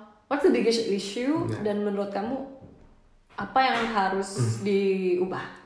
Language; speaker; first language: Indonesian; native; Indonesian